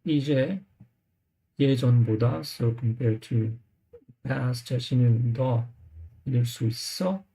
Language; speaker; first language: Korean; non-native, learner; English